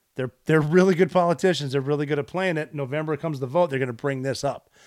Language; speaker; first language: English; native; English